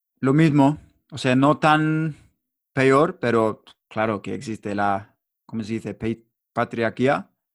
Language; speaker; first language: Spanish; non-native, learner; English